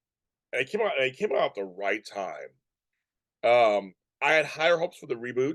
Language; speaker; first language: English; native; English